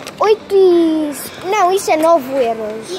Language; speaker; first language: Portuguese; early bilingual, heritage; Portuguese